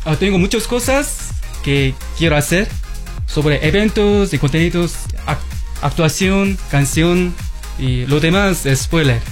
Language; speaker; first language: Spanish; non-native, learner; Korean